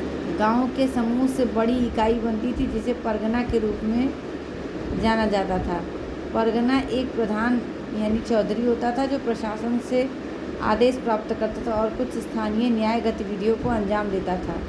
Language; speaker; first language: Hindi; native; Hindi